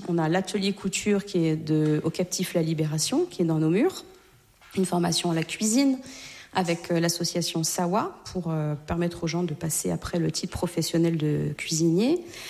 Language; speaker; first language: French; native; French